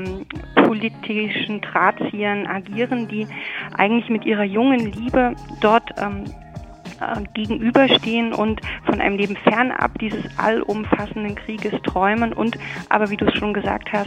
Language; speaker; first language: German; native; German